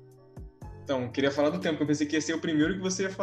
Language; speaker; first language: Portuguese; native; Portuguese